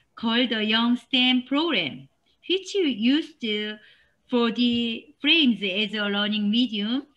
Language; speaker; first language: English; non-native, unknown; Korean